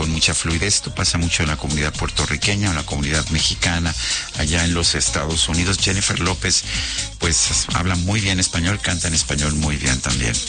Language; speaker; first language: Spanish; native; Spanish